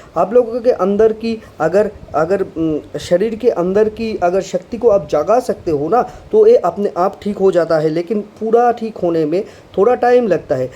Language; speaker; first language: Hindi; non-native, local second language; Bangla